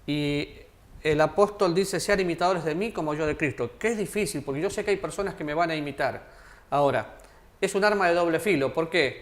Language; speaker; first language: Spanish; native; Spanish